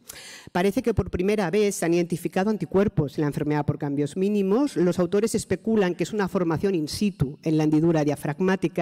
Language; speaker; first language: Spanish; native; Spanish